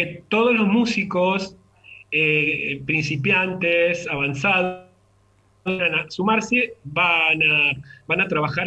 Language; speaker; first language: Spanish; native; Spanish